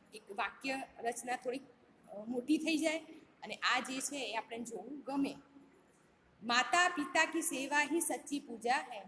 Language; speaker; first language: Hindi; non-native, local second language; Gujarati